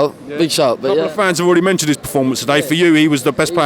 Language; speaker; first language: English; native; English